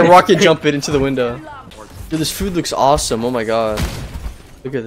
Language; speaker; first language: English; native; English